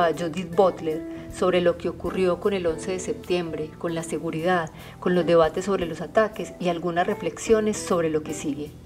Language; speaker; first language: Spanish; native; Spanish